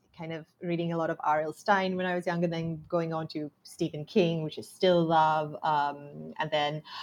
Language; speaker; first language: English; non-native, local second language; Sinhala